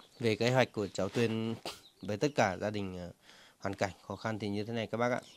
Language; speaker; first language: Vietnamese; non-native, local second language; Hmong